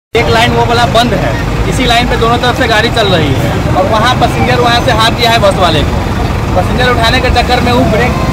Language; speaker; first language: Hindi; native; Hindi